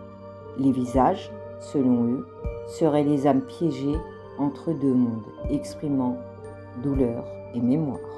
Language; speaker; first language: French; native; French